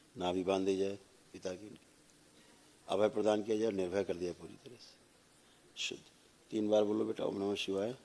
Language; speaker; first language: Hindi; native; Hindi